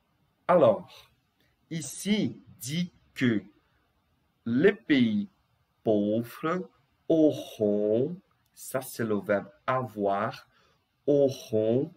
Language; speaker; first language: French; non-native, fluent; Portuguese